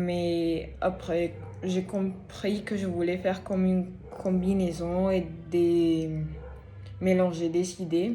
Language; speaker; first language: French; non-native, fluent; Spanish